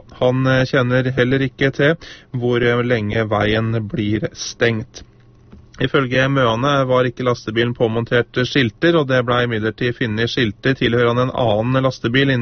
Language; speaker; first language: Norwegian; native; Norwegian